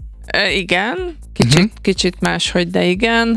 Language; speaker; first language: Hungarian; native; Hungarian